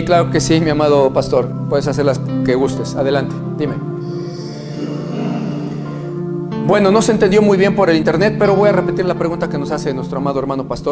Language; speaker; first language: Spanish; native; Spanish